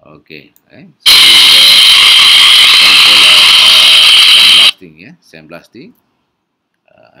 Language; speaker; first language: English; non-native, local second language; Malay